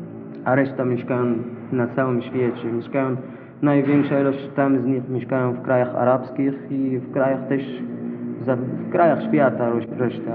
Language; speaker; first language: Polish; non-native, learner; Arabic